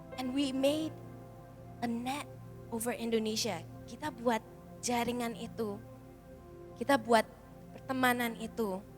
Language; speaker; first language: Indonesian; early bilingual, heritage; Indonesian